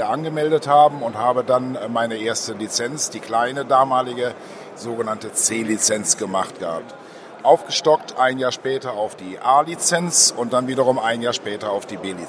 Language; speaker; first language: German; native; German